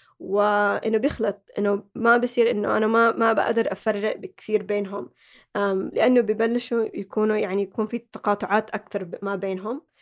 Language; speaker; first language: Arabic; early bilingual, other home language; Somali